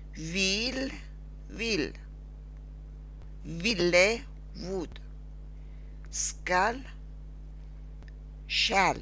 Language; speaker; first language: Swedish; non-native, fluent; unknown